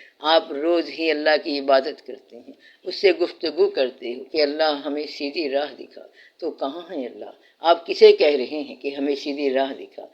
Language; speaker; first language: Urdu; non-native, local second language; Punjabi